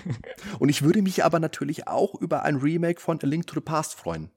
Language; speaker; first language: German; native; German